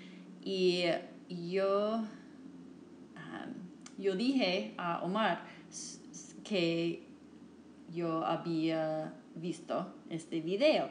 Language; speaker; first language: Spanish; non-native, fluent; English